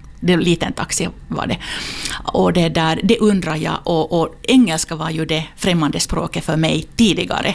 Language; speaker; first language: Swedish; non-native, local second language; Finnish